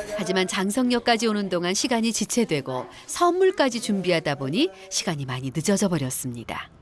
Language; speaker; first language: Korean; native; Korean